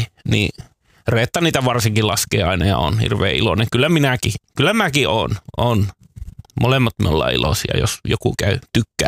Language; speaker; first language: Finnish; native; Finnish